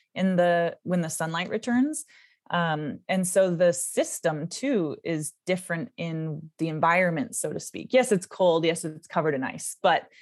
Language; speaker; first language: English; native; English